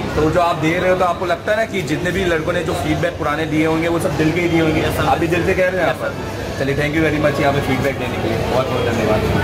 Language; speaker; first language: Hindi; native; Hindi